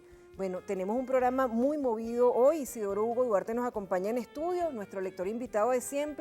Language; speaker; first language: Spanish; native; Spanish